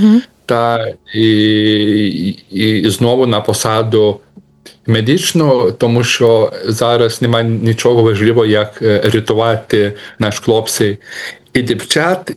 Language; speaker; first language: Ukrainian; non-native, learner; Lithuanian